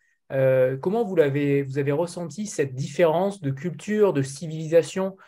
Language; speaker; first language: French; native; French